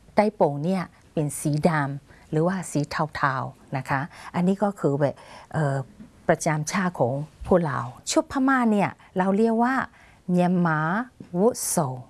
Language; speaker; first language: Thai; non-native, fluent; Burmese